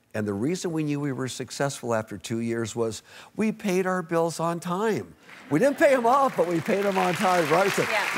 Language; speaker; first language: English; native; English